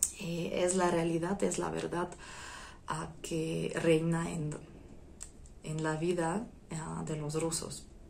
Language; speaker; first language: Spanish; non-native, fluent; Russian